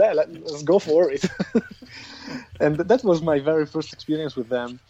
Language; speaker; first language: English; non-native, fluent; Italian